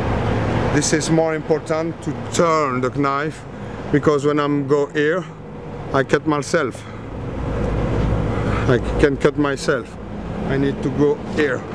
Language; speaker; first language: English; non-native, learner; French